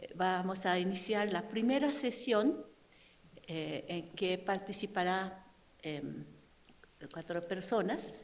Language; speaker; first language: Spanish; non-native, fluent; Japanese